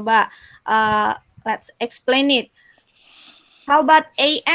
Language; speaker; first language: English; non-native, fluent; Indonesian